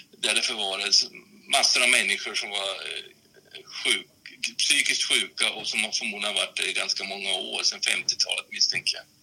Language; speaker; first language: Swedish; native; Swedish